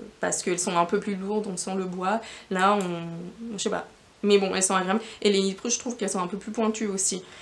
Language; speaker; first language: French; non-native, fluent; Spanish